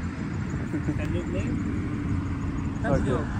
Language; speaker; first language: English; non-native, learner; Arabic